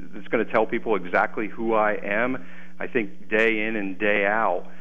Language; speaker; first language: English; native; English